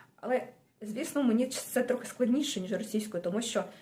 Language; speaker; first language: Ukrainian; non-native, local second language; Russian